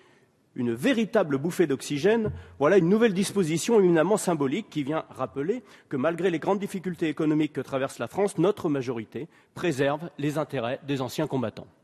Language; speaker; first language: French; native; French